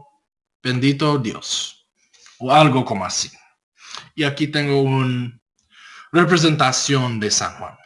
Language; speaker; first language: Spanish; non-native, learner; English